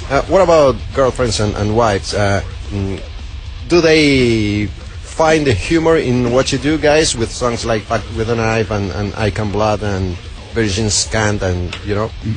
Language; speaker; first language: English; non-native, fluent; Spanish